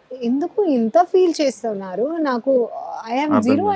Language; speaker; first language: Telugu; non-native, learner; Hindi